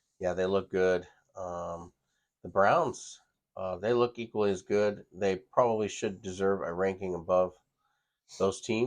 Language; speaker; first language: English; native; English